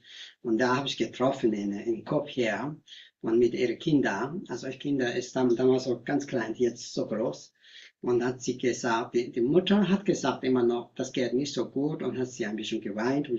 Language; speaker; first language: German; non-native, learner; Tibetan